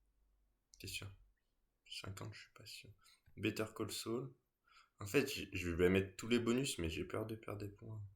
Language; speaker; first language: French; native; French